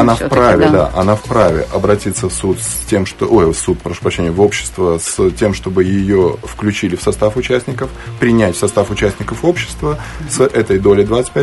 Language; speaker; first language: Russian; native; Russian